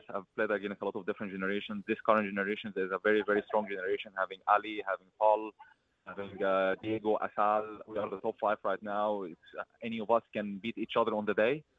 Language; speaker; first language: English; early bilingual, other home language; Arabic